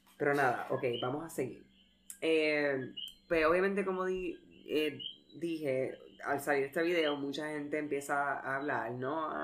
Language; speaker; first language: Spanish; early bilingual, heritage; Spanish